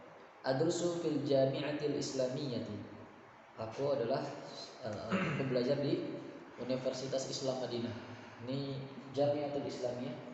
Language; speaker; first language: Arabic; non-native, fluent; Indonesian